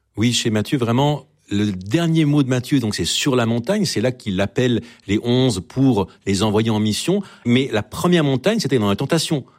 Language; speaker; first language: French; native; French